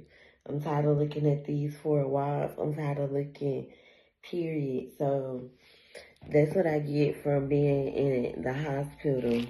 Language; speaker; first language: English; native; English